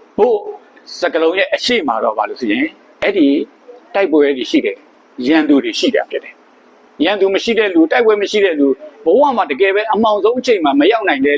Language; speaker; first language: Burmese; non-native, local second language; S'gaw Karen